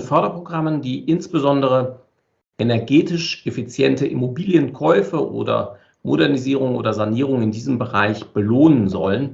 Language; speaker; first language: German; native; German